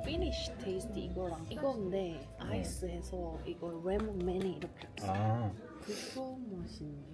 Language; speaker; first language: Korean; non-native, learner; Mongolian